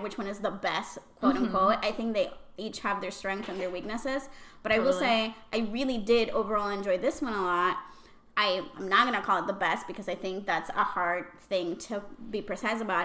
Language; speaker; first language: English; non-native, fluent; Spanish